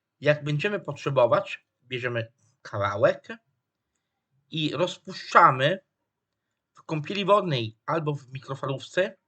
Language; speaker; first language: Polish; non-native, fluent; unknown